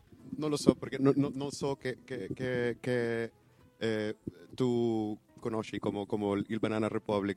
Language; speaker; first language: Italian; non-native, learner; Spanish